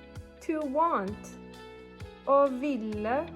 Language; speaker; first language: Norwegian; non-native, learner; English